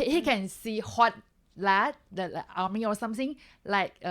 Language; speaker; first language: English; non-native, learner; Chinese